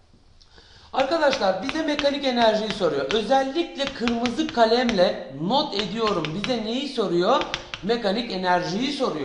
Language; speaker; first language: Turkish; native; Turkish